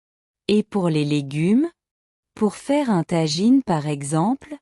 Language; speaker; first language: French; non-native, local second language; Arabic